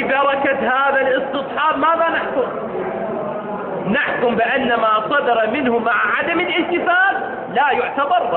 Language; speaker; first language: Arabic; native; Arabic